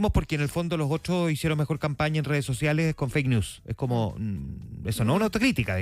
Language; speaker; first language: Spanish; native; Spanish